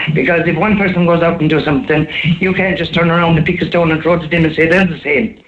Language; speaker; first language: English; native; English